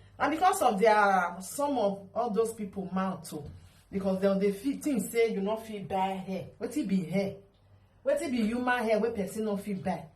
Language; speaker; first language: Nigerian Pidgin; non-native, local second language; Bini